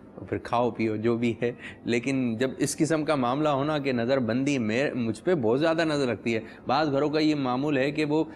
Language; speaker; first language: Urdu; native; Urdu